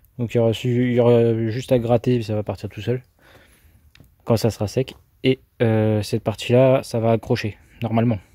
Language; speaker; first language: French; native; French